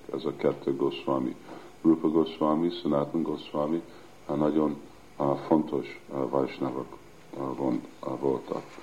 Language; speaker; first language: Hungarian; early bilingual, heritage; Hungarian